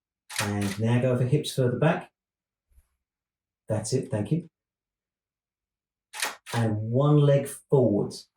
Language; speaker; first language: English; native; English